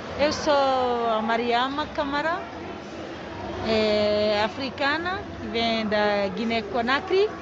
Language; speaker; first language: Portuguese; non-native, learner; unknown